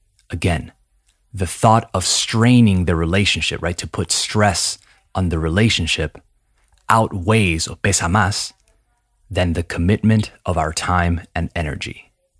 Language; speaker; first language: English; native; English